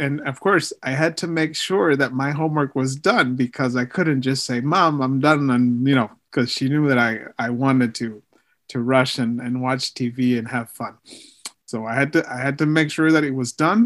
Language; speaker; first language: English; early bilingual, other home language; Spanish